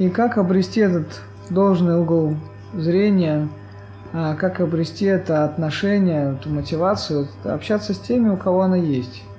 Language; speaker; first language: Russian; native; Russian